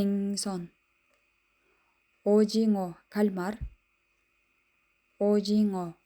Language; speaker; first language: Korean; non-native, fluent; Kyrgyz